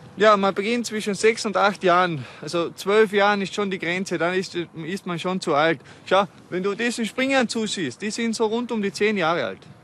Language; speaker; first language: German; native; German